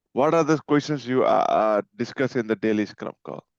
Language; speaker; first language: English; non-native, local second language; Nepali